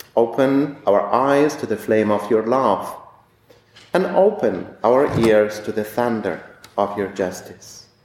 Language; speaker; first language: English; non-native, fluent; Spanish